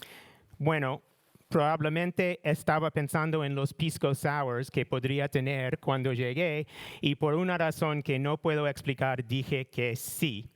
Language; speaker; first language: Spanish; non-native, learner; English